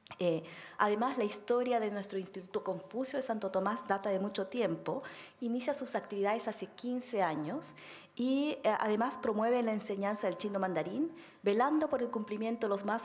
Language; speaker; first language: Spanish; native; Spanish